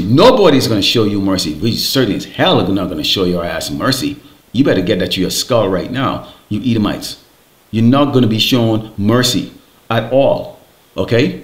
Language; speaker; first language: English; native; English